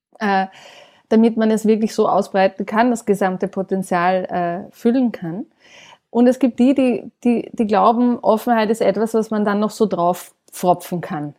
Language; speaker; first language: German; native; German